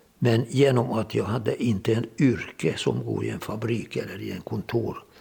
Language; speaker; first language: Swedish; non-native, fluent; Hungarian